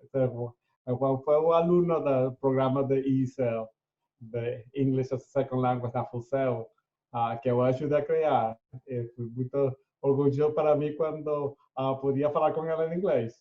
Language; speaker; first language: Portuguese; non-native, fluent; Spanish